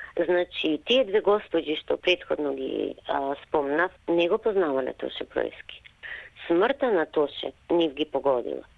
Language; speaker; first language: Macedonian; native; Macedonian